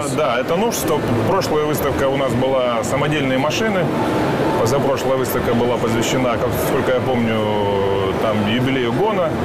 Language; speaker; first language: Russian; native; Russian